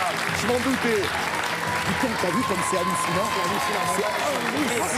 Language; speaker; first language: French; native; French